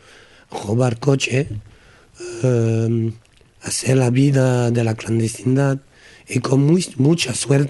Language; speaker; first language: Spanish; non-native, learner; French